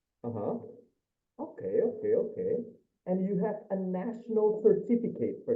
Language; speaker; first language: English; non-native, fluent; Indonesian